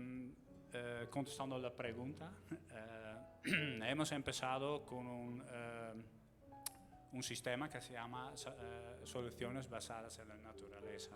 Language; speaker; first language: Spanish; non-native, fluent; Dutch